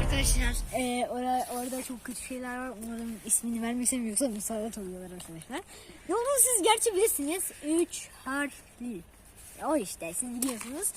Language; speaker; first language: Turkish; native; Turkish